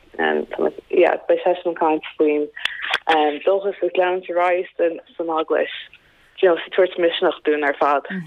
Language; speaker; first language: Irish; non-native, local second language; English